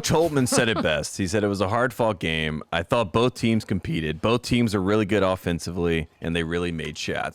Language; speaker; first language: English; native; English